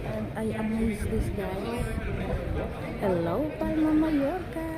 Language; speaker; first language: English; non-native, local second language; Filipino